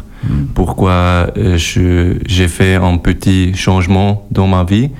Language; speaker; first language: French; non-native, local second language; German